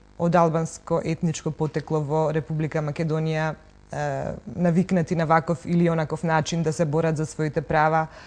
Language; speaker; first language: Macedonian; native; Macedonian